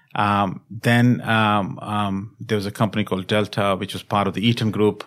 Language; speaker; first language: English; non-native, local second language; Hindi